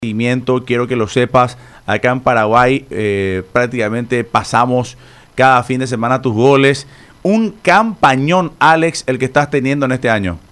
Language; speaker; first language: Spanish; native; Spanish